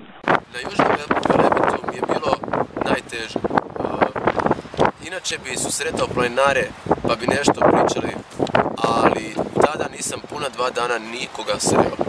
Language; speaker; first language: Croatian; native; Croatian